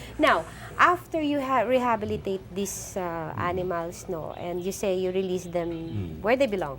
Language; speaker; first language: English; non-native, local second language; Filipino